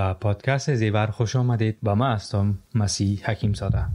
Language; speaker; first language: Persian; native; Persian